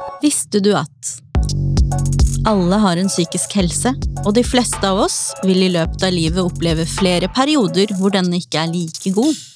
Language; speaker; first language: Norwegian; native; Norwegian